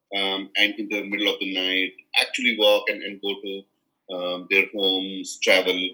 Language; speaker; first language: English; non-native, local second language; Kashmiri